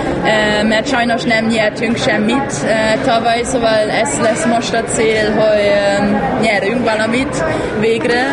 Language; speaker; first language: Hungarian; non-native, learner; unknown